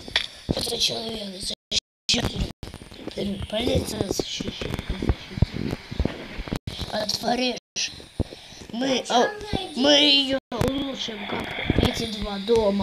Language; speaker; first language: Russian; native; Russian